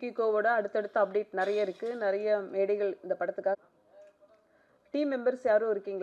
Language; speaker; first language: Tamil; native; Tamil